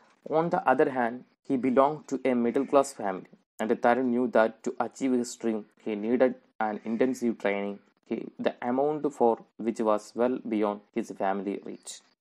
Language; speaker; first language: English; non-native, local second language; Malayalam